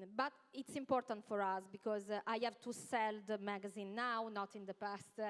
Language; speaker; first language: English; non-native, learner; Italian